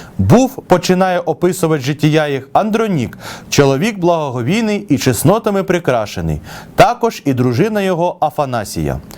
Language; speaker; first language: Ukrainian; native; Ukrainian